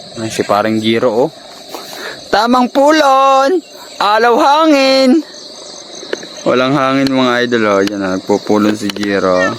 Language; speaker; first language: Filipino; native; Filipino